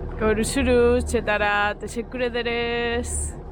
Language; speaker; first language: Turkish; non-native, learner; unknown